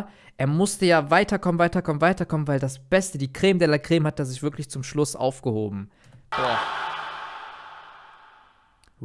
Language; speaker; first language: German; native; German